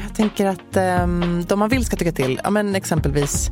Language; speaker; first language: Swedish; native; Swedish